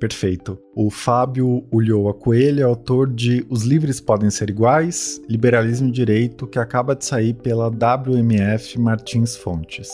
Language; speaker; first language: Portuguese; native; Portuguese